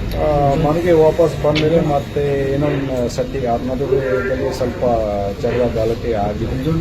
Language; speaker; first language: Kannada; non-native, fluent; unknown